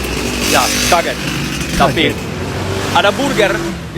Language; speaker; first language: Indonesian; non-native, learner; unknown